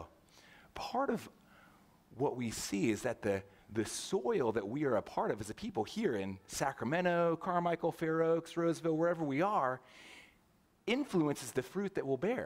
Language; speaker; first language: English; native; English